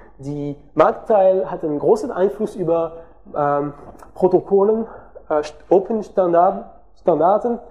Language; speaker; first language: German; non-native, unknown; French